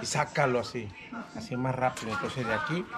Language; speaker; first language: Spanish; non-native, local second language; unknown